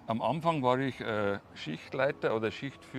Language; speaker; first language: German; native; German